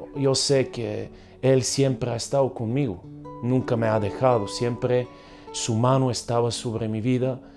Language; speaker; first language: Spanish; non-native, fluent; Bulgarian